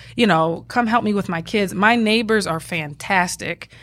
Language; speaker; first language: English; native; English